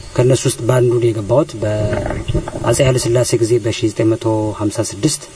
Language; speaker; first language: Amharic; native; Amharic